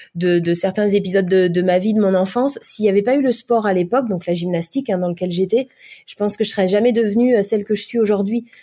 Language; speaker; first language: French; native; French